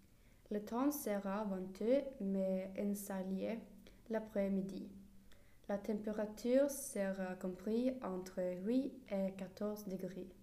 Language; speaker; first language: French; non-native, learner; Swedish